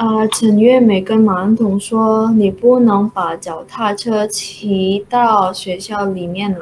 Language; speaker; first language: Chinese; non-native, learner; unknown